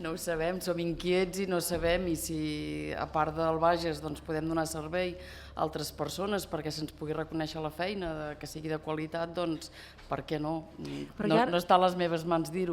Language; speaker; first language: Catalan; native; Catalan